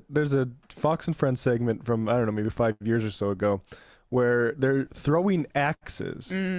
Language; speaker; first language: English; native; English